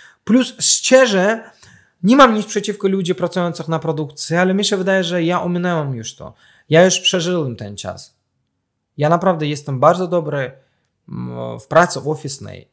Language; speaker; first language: Polish; non-native, fluent; Azerbaijani